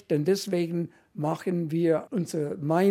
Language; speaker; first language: German; non-native, fluent; English